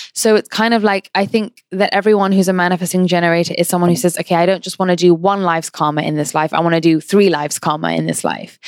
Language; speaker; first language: English; native; English